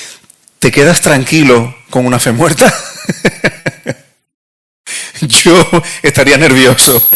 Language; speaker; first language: Spanish; native; Spanish